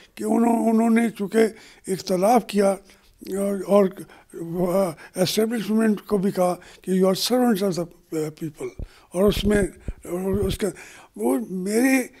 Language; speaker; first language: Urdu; native; Urdu